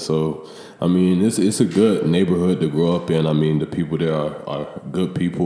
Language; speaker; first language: English; native; English